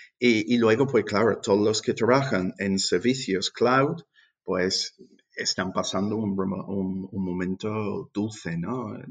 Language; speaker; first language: Spanish; non-native, fluent; English